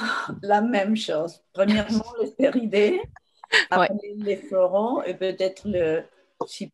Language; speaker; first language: French; non-native, fluent; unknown